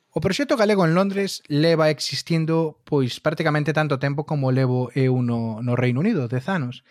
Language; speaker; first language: Galician; native; Galician